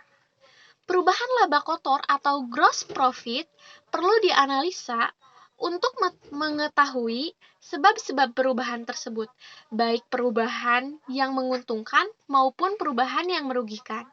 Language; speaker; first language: Indonesian; native; Indonesian